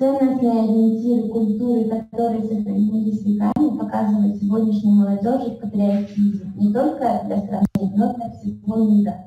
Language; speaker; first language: Russian; native; Russian